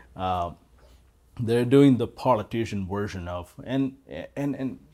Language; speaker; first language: English; non-native, local second language; Malayalam